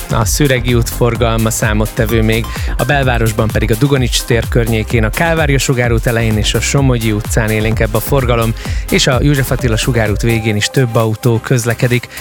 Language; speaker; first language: Hungarian; native; Hungarian